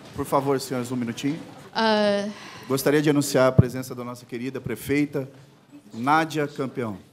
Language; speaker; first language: Portuguese; native; Portuguese